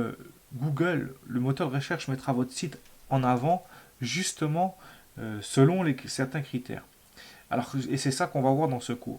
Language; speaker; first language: French; native; French